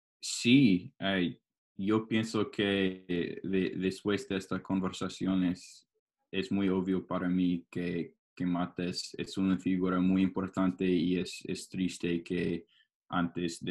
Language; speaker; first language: Spanish; non-native, learner; English